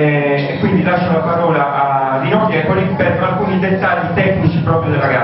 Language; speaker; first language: Italian; native; Italian